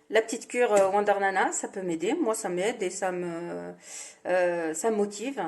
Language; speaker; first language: French; non-native, local second language; Arabic